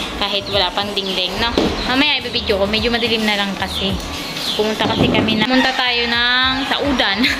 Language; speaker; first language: Filipino; non-native, local second language; Bikol